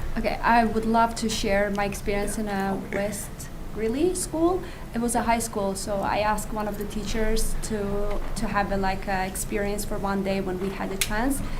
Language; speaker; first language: English; non-native, fluent; Azerbaijani